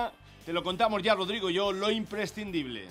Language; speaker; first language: Spanish; native; Spanish